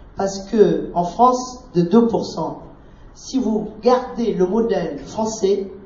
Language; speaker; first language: French; non-native, fluent; Vietnamese